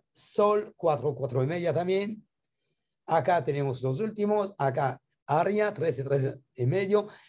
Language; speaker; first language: Spanish; non-native, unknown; French